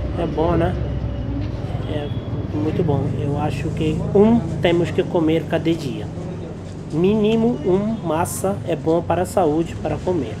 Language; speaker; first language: Portuguese; non-native, learner; Hindi